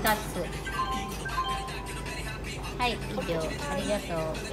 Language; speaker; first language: Japanese; non-native, fluent; Filipino